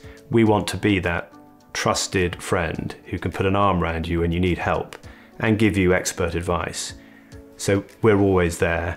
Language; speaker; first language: English; native; English